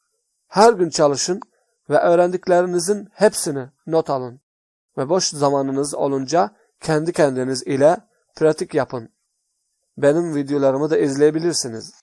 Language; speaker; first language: Turkish; non-native, fluent; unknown